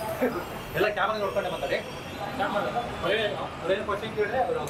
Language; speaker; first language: Kannada; native; Kannada